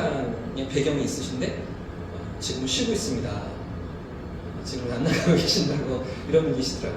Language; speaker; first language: Korean; native; Korean